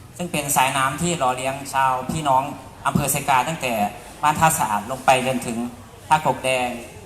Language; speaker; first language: Thai; native; Thai